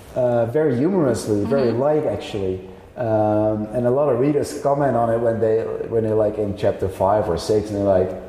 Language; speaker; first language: English; non-native, fluent; Dutch